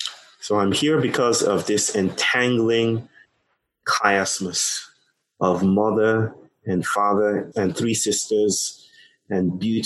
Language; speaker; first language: English; non-native, local second language; Yoruba